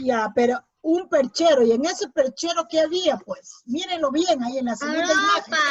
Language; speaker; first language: Spanish; native; Spanish